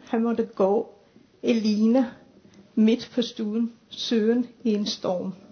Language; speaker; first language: Danish; non-native, fluent; English